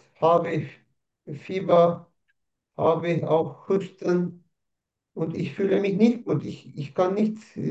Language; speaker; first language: German; non-native, learner; Turkish